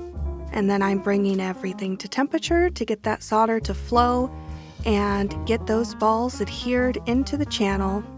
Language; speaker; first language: English; native; English